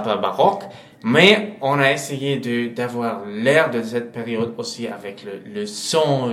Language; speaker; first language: French; non-native, fluent; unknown